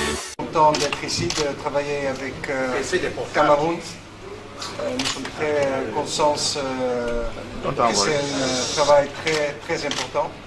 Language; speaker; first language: French; non-native, fluent; Dutch